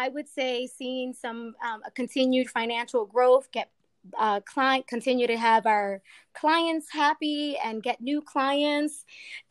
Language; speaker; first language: English; native; English